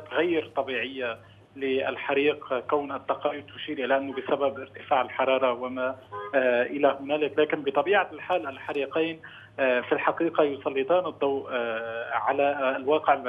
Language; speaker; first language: Arabic; native; Arabic